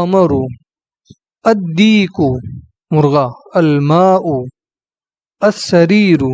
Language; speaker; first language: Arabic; non-native, fluent; Urdu